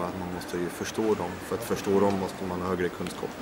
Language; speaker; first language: Swedish; non-native, fluent; French